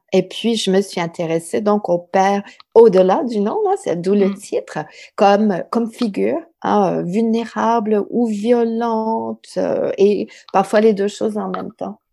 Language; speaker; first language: French; non-native, local second language; English